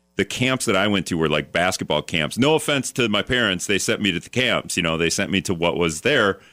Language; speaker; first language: English; native; English